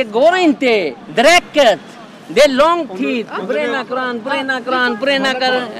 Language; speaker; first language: Swedish; non-native, learner; Urdu